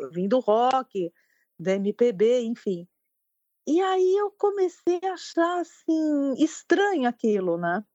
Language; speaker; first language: Portuguese; early bilingual, other home language; French